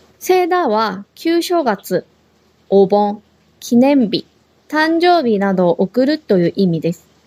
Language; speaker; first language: Japanese; non-native, fluent; Korean